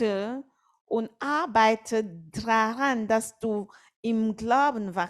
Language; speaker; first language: German; non-native, fluent; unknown